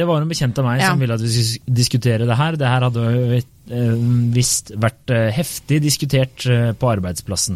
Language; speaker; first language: Norwegian; native; Norwegian